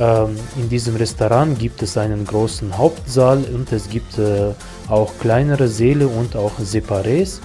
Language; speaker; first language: German; non-native, fluent; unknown